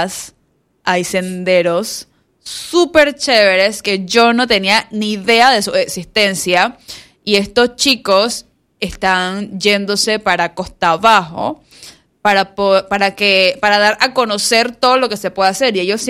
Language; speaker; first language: Spanish; native; Spanish